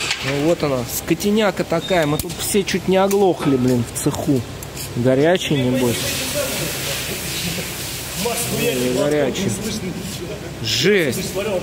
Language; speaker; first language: Russian; native; Russian